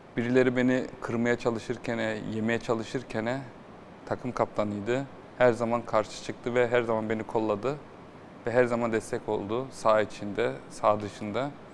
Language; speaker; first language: Turkish; early bilingual, heritage; Turkish